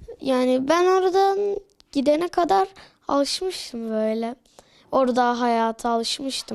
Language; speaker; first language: Turkish; early bilingual, other home language; Arabic